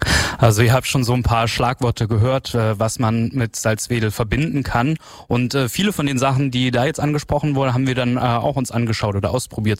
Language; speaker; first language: German; native; German